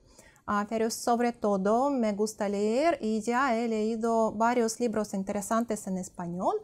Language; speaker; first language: Spanish; non-native, fluent; Russian